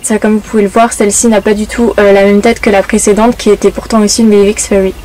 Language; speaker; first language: French; native; French